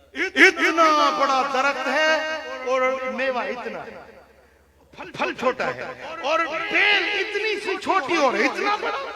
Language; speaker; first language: Urdu; non-native, local second language; Sindhi